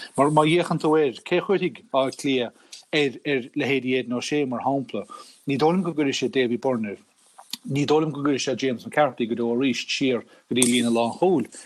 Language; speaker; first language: Irish; native; Irish